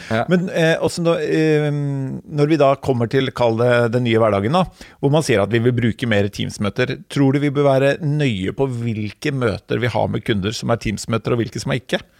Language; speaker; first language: Norwegian; native; Norwegian